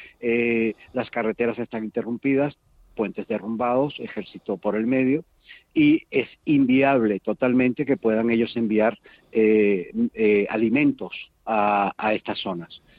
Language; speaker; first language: Spanish; native; Spanish